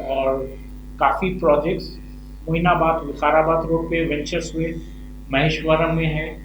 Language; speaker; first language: Hindi; non-native, local second language; Urdu